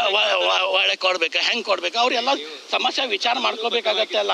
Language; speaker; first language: Kannada; native; Kannada